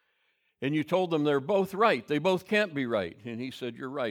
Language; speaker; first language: English; native; English